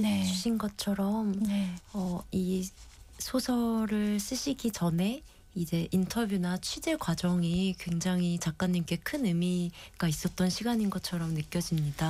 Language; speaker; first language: Korean; native; Korean